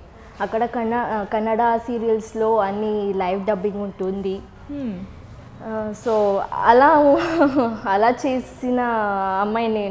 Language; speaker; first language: Telugu; non-native, learner; Kannada